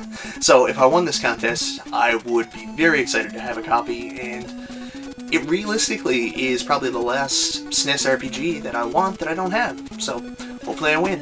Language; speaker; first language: English; native; English